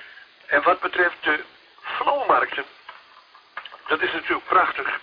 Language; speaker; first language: Dutch; native; Dutch